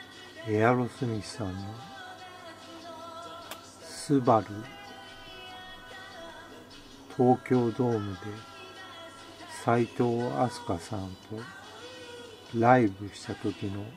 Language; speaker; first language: Japanese; native; Japanese